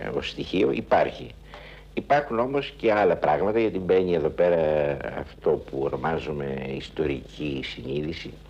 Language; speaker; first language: Greek; native; Greek